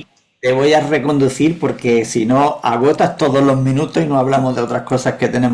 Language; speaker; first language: Spanish; native; Spanish